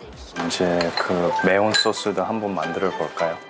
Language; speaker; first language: Korean; early bilingual, heritage; English